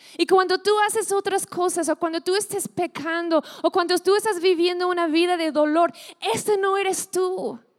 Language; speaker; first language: Spanish; non-native, fluent; English